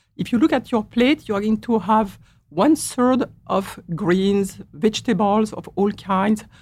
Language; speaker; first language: English; non-native, fluent; French